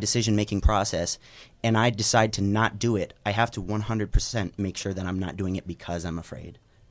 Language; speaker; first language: English; non-native, local second language; Filipino